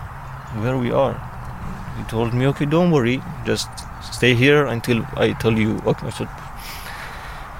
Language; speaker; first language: English; non-native, learner; Persian